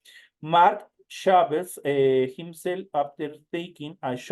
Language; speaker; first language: English; non-native, learner; Spanish